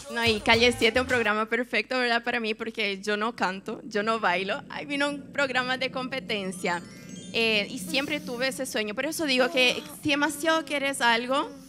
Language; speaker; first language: Spanish; non-native, local second language; Portuguese